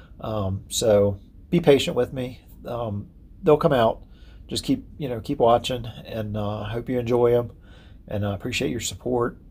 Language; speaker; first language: English; native; English